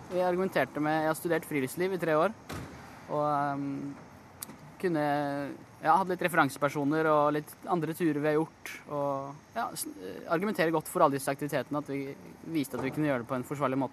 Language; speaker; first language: Norwegian; native; Norwegian